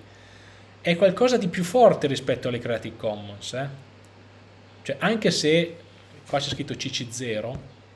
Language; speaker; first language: Italian; native; Italian